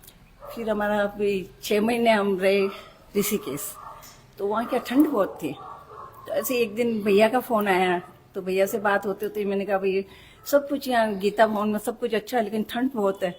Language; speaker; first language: Hindi; native; Hindi